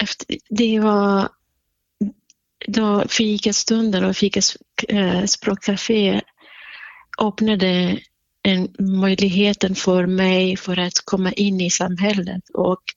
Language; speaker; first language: Swedish; non-native, fluent; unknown